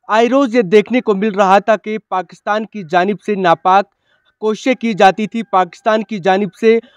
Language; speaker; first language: Hindi; non-native, local second language; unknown